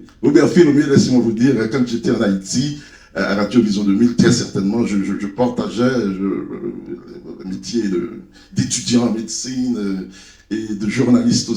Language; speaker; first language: French; non-native, local second language; Haitian Creole